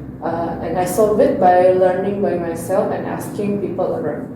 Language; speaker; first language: English; non-native, learner; Indonesian